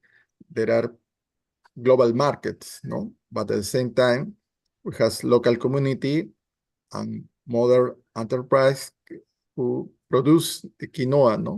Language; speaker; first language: English; non-native, learner; Spanish